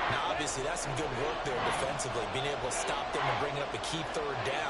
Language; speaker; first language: English; native; English